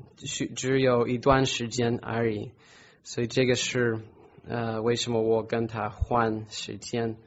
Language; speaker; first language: Chinese; non-native, fluent; English